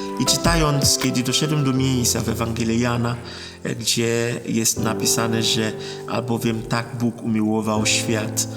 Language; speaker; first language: Polish; non-native, fluent; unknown